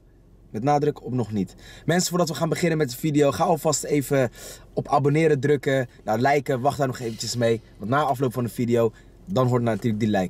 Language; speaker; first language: Dutch; native; Dutch